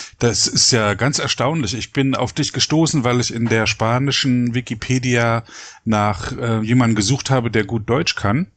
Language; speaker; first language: German; native; German